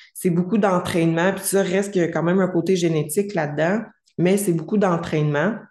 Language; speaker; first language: French; native; French